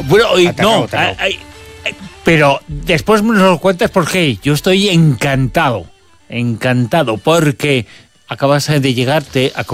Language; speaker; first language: Spanish; native; Spanish